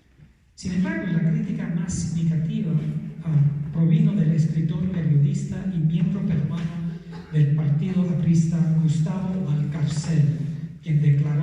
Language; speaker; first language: Spanish; non-native, fluent; English